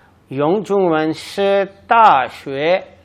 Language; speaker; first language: Chinese; non-native, learner; Urdu